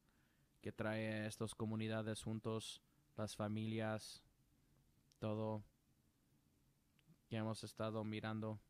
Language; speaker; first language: Spanish; non-native, learner; English